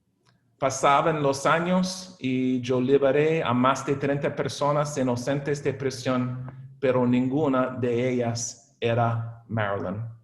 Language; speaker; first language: Spanish; non-native, fluent; English